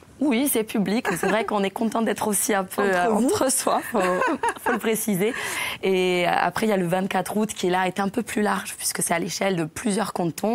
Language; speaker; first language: French; native; French